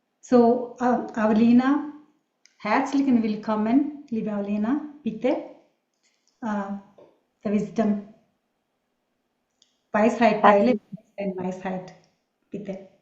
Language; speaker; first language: German; non-native, learner; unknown